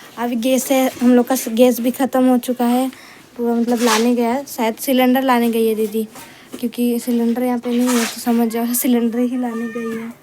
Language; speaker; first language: Hindi; native; Hindi